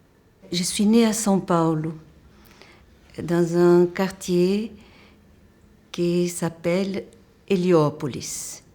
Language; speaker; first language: French; non-native, fluent; Portuguese